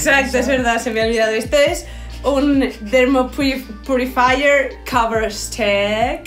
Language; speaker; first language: Spanish; native; Spanish